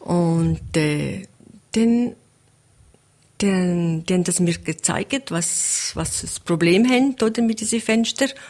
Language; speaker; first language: German; non-native, local second language; Italian